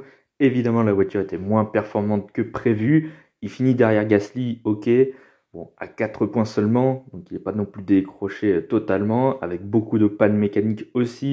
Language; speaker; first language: French; native; French